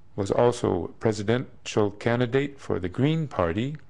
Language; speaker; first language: English; native; English